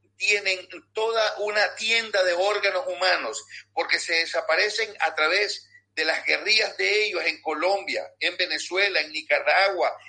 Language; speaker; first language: Spanish; native; Spanish